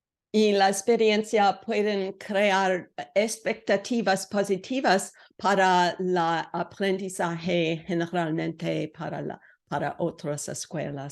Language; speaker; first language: Spanish; non-native, learner; English